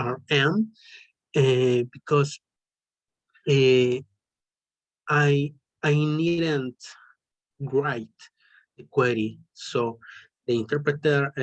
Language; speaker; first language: English; non-native, learner; Spanish